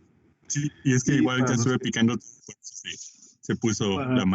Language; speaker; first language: Spanish; native; Spanish